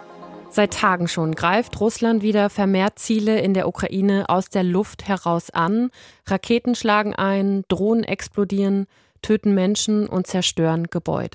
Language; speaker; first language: German; native; German